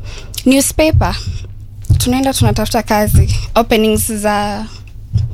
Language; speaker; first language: Swahili; native; Swahili